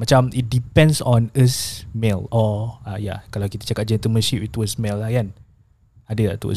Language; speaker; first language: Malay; native; Malay